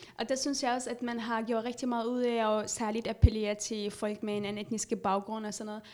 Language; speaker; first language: Danish; non-native, fluent; Arabic